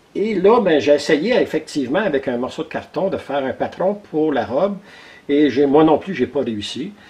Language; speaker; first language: French; native; French